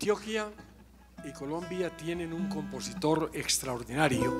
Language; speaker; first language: Spanish; native; Spanish